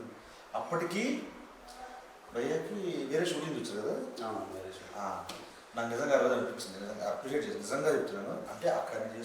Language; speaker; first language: Telugu; native; Telugu